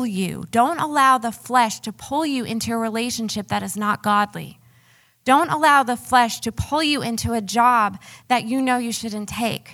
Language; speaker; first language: English; native; English